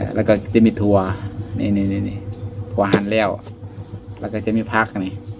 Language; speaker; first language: Thai; native; Thai